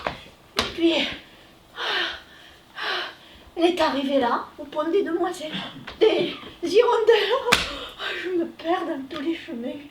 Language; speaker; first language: French; native; French